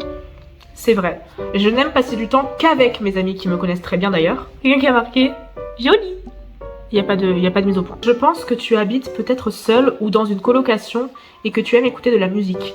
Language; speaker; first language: French; native; French